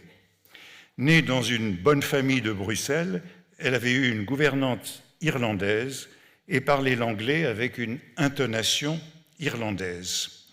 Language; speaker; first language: French; native; French